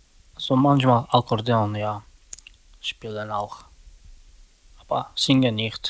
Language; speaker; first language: German; non-native, learner; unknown